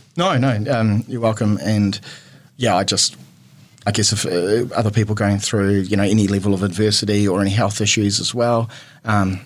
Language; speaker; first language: English; native; English